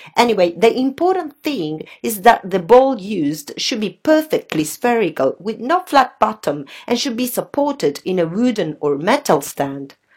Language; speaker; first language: English; non-native, fluent; Italian